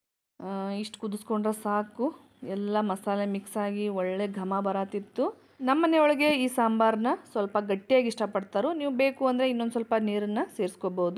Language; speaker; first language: Kannada; native; Kannada